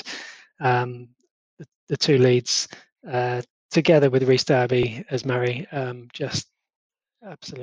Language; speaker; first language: English; native; English